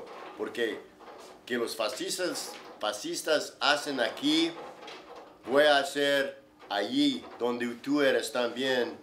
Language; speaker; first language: Spanish; non-native, learner; English